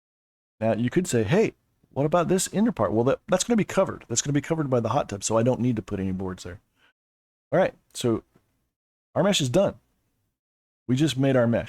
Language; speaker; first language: English; native; English